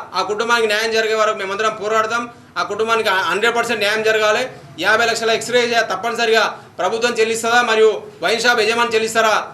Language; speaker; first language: Telugu; native; Telugu